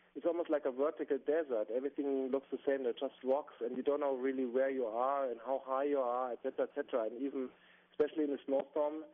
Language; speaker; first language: English; non-native, fluent; German